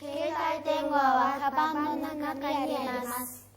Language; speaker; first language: Japanese; non-native, learner; Mongolian